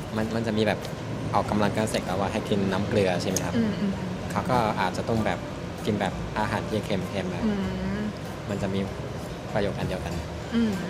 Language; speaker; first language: Thai; non-native, fluent; Chinese